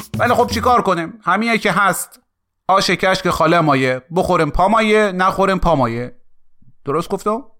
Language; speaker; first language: Persian; native; Persian